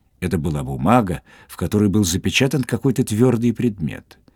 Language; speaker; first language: Russian; native; Russian